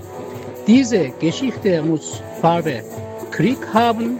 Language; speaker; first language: German; non-native, learner; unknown